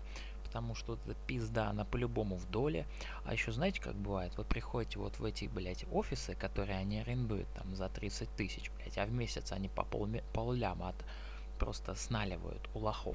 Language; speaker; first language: Russian; native; Russian